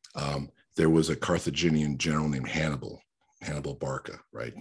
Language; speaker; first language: English; early bilingual, other home language; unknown